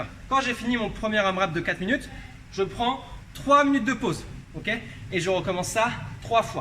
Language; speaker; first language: French; native; French